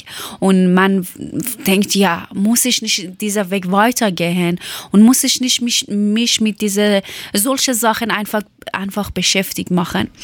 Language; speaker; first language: German; non-native, learner; Persian